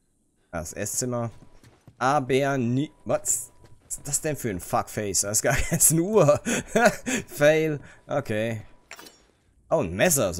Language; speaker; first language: German; native; German